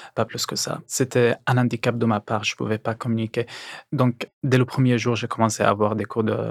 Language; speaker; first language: French; non-native, fluent; Arabic